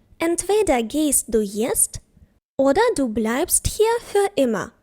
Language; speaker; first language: German; non-native, fluent; Ukrainian